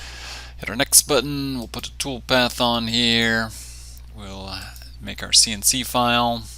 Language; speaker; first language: English; native; English